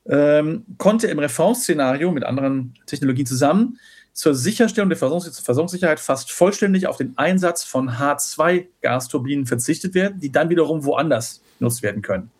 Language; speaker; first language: German; native; German